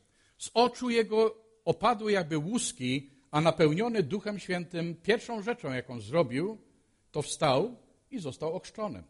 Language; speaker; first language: Polish; native; Polish